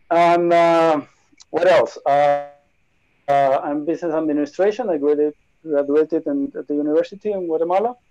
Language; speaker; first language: English; non-native, learner; Spanish